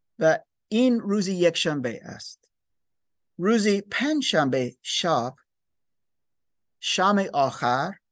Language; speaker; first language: Persian; non-native, learner; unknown